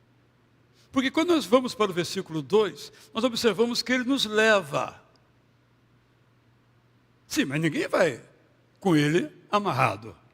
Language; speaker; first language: Portuguese; native; Portuguese